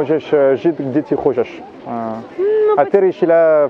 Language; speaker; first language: Russian; non-native, learner; French